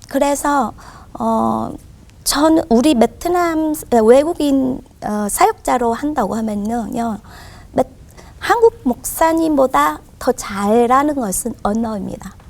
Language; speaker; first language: Korean; non-native, fluent; Vietnamese